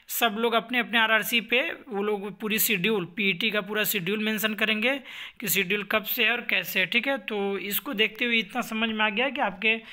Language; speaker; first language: Hindi; native; Hindi